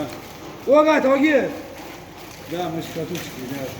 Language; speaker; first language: Russian; non-native, learner; Azerbaijani